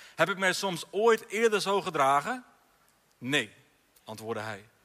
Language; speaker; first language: Dutch; native; Dutch